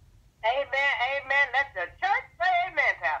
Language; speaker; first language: English; native; English